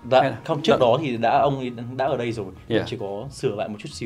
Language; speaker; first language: Vietnamese; native; Vietnamese